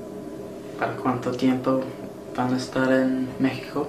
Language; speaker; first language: Spanish; non-native, learner; English